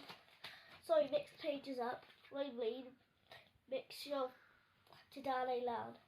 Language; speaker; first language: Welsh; non-native, local second language; English